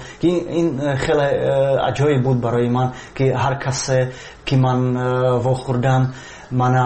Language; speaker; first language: Persian; non-native, fluent; Czech